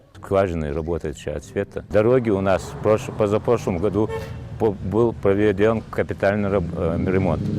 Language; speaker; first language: Russian; non-native, local second language; Ingush